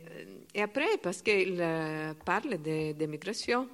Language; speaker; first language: French; non-native, learner; Italian